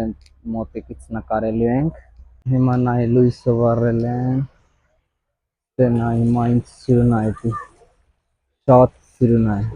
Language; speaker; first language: Armenian; non-native, learner; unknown